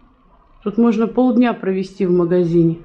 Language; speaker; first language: Russian; native; Russian